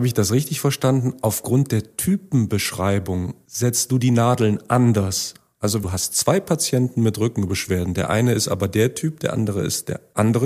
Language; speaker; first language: German; native; German